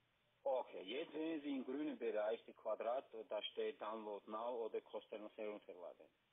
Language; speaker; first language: German; non-native, learner; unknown